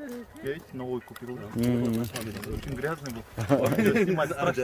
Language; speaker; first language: Russian; non-native, learner; Kyrgyz